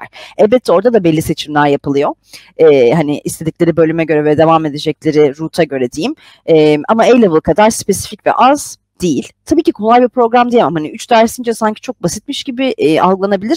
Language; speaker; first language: Turkish; native; Turkish